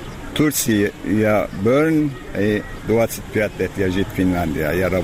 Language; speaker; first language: Russian; non-native, learner; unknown